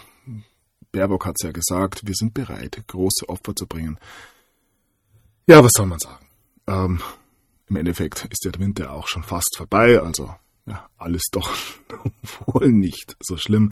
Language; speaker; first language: German; native; German